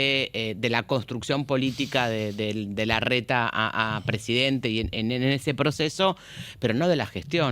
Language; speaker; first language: Spanish; native; Spanish